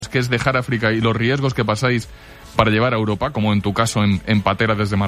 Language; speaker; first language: Spanish; native; Spanish